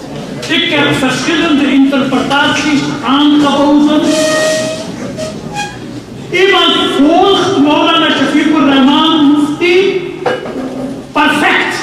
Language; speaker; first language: Dutch; non-native, fluent; Urdu